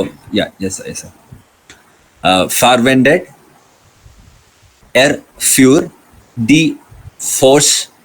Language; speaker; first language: German; non-native, learner; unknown